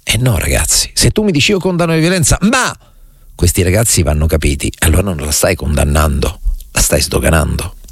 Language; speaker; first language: Italian; native; Italian